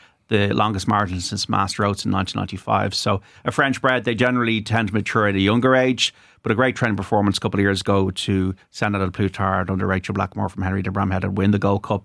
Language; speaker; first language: English; native; English